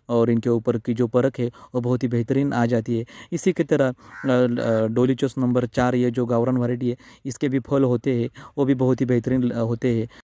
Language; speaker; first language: Hindi; non-native, local second language; Marathi